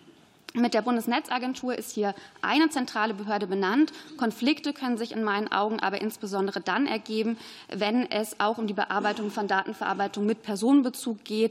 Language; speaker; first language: German; native; German